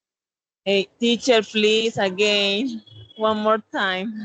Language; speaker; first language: English; non-native, learner; Spanish